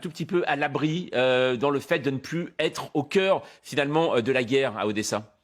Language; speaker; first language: French; native; French